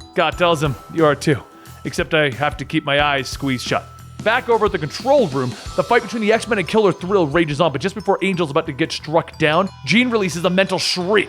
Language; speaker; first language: English; native; English